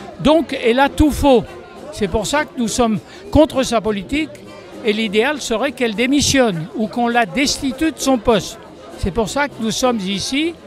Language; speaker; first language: French; native; French